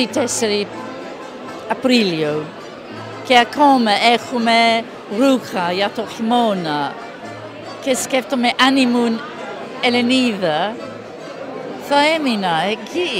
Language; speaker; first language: Greek; non-native, learner; English